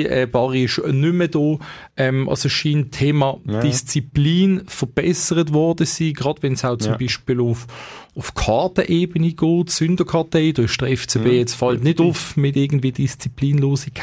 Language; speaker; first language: German; native; German